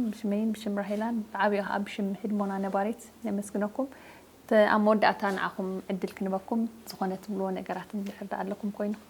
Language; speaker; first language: Tigrinya; native; Tigrinya